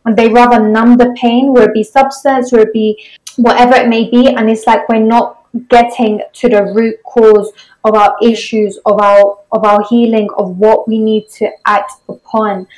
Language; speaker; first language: English; native; English